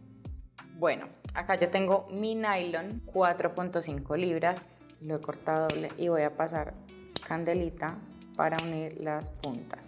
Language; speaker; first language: Spanish; native; Spanish